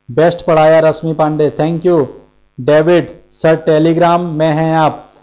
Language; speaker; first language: Hindi; native; Hindi